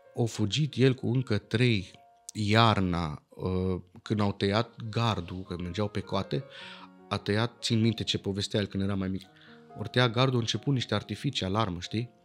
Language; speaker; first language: Romanian; early bilingual, heritage; Romanian